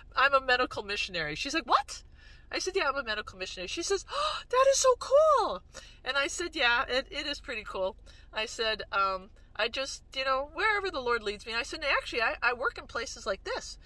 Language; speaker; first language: English; native; English